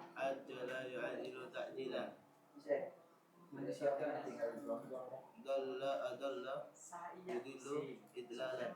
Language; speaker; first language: Arabic; non-native, learner; Indonesian